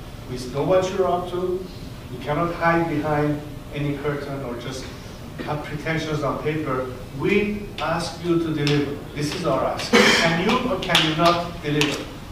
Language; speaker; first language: English; non-native, fluent; Persian